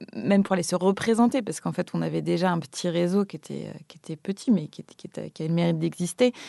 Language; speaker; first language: French; native; French